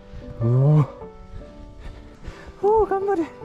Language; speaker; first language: Japanese; native; Japanese